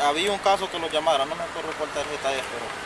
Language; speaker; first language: Spanish; native; Spanish